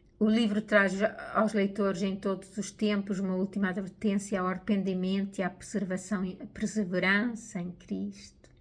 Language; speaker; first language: Portuguese; native; Portuguese